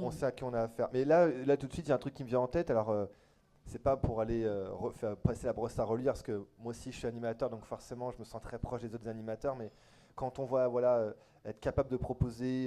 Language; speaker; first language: French; native; French